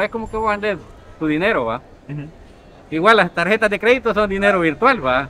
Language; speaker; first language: Spanish; native; Spanish